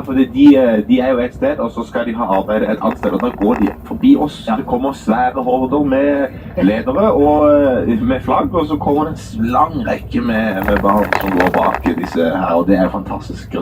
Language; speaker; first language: Norwegian; native; Norwegian